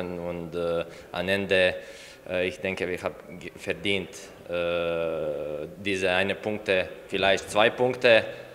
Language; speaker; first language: German; non-native, learner; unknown